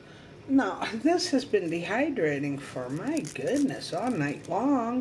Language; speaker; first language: English; native; English